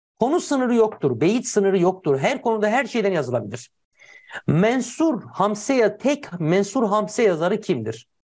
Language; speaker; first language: Turkish; native; Turkish